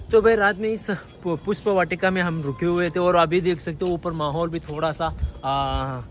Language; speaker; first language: Hindi; non-native, local second language; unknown